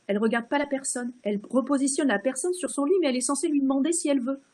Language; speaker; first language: French; native; French